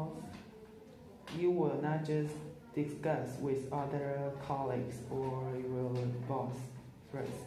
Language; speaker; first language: English; non-native, learner; Chinese